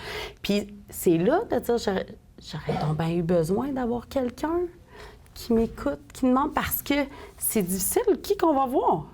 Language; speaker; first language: French; native; French